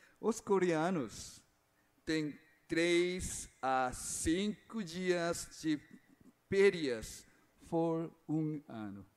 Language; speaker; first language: Portuguese; non-native, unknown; Korean